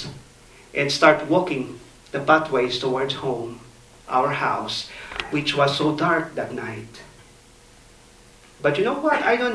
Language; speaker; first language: English; non-native, local second language; Filipino